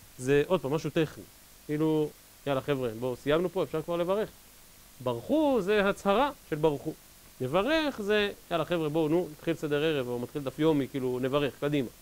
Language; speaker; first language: Hebrew; native; Hebrew